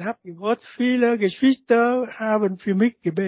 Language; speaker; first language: German; non-native, learner; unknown